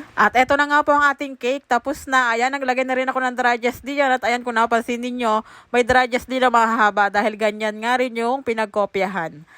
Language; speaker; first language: Filipino; native; Filipino